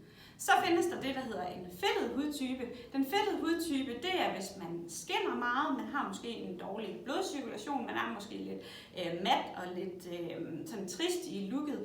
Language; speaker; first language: Danish; native; Danish